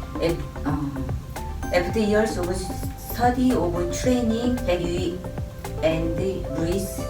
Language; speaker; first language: English; non-native, learner; Korean